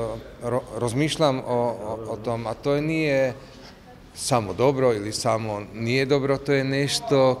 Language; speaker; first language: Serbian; non-native, learner; Slovak